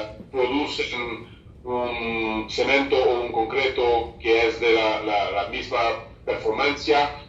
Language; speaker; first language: Spanish; non-native, fluent; French